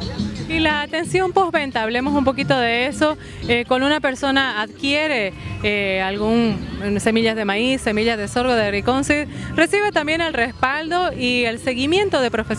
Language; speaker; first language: Spanish; native; Spanish